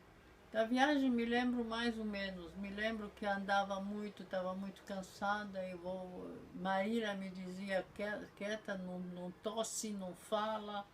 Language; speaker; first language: Portuguese; non-native, fluent; Polish